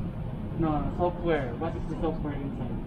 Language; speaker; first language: English; non-native, local second language; Filipino